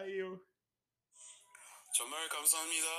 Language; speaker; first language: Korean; non-native, learner; Portuguese